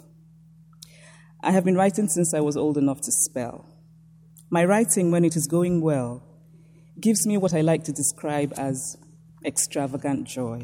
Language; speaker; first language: English; native; English